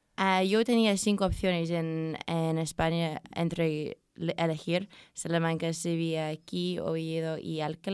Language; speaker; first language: Spanish; non-native, learner; English